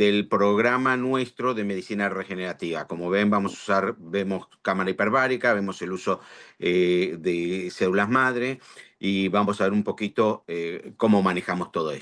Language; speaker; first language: Spanish; native; Spanish